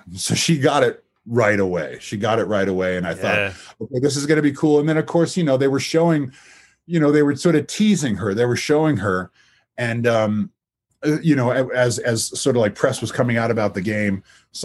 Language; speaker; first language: English; native; English